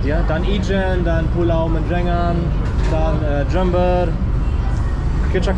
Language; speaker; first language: Indonesian; non-native, learner; German